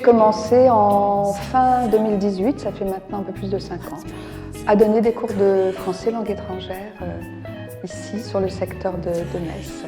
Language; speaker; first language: French; native; French